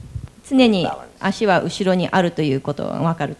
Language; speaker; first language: Japanese; native; Japanese